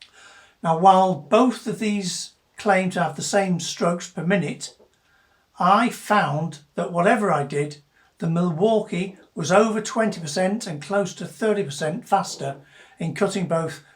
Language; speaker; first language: English; native; English